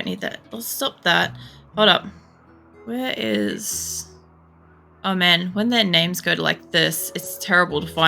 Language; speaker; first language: English; native; English